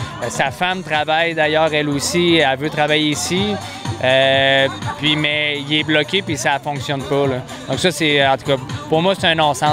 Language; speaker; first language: French; native; French